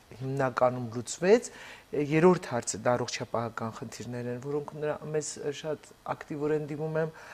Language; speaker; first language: Armenian; native; Armenian